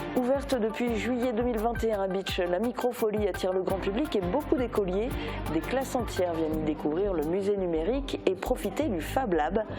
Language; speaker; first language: French; native; French